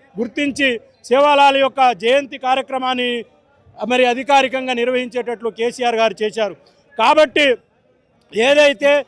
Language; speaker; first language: Telugu; non-native, local second language; Lambadi